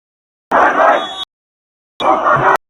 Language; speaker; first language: German; native; German